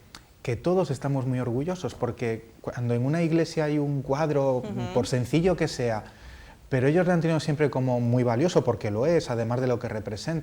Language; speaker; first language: Spanish; native; Spanish